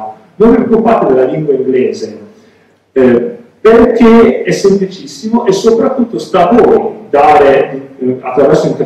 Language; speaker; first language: Italian; native; Italian